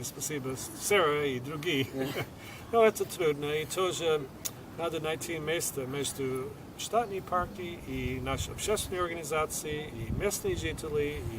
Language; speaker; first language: Russian; non-native, fluent; English